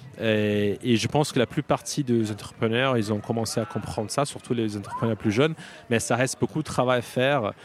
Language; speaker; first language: French; non-native, fluent; Portuguese